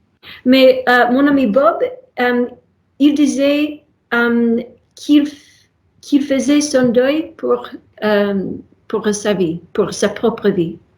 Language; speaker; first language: French; non-native, fluent; English